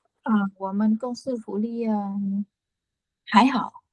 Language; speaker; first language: Chinese; non-native, learner; Vietnamese